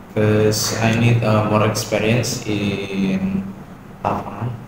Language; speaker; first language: English; non-native, learner; Indonesian